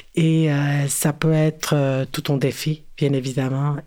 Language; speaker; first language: French; non-native, fluent; Spanish